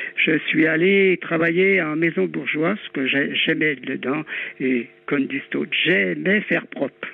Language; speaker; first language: French; native; French